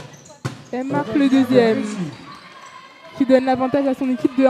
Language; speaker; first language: French; native; French